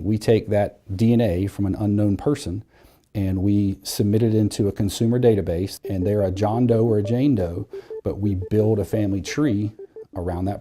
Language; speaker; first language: English; native; English